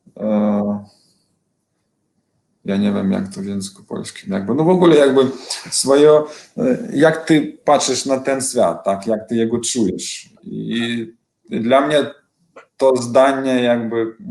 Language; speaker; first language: Polish; non-native, learner; Belarusian